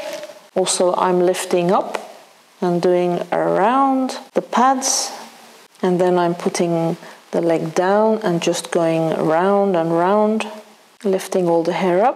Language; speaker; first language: English; non-native, fluent; Dutch